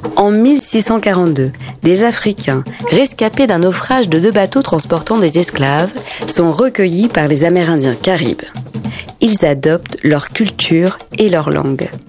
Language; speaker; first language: French; native; French